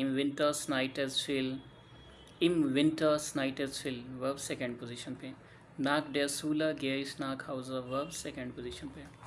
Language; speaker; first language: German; non-native, learner; Hindi